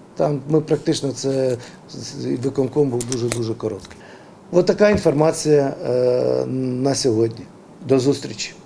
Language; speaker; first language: Ukrainian; native; Ukrainian